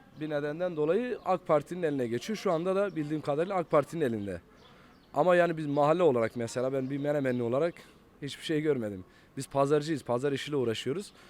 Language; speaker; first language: Turkish; native; Turkish